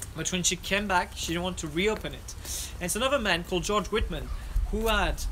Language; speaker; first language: English; non-native, fluent; French